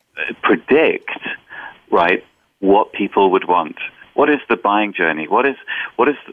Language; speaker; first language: English; native; English